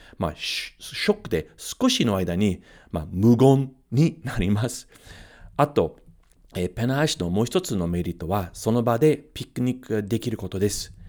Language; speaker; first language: Japanese; non-native, fluent; English